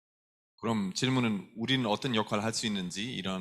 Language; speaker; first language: Korean; non-native, fluent; German